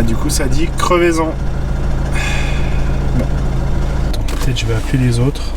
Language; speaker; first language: French; native; French